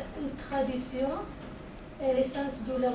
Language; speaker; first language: French; non-native, learner; Arabic